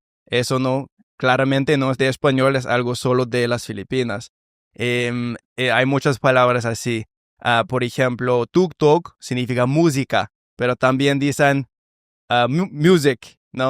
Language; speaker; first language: Spanish; non-native, fluent; English